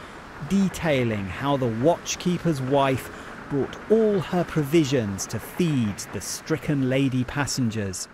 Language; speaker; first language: English; native; English